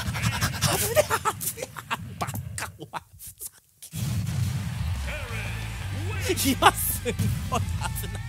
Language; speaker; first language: Japanese; native; Japanese